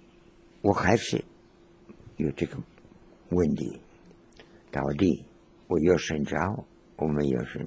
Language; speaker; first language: Chinese; non-native, learner; Spanish